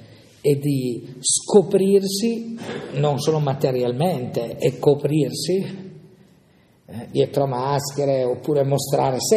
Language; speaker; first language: Italian; native; Italian